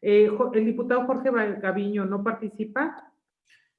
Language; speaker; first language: Spanish; native; Spanish